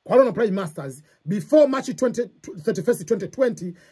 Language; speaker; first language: English; non-native, local second language; Swahili